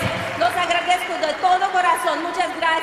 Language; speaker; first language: Spanish; non-native, fluent; Russian